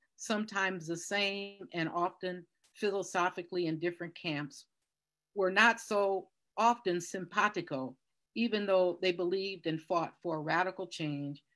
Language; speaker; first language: English; native; English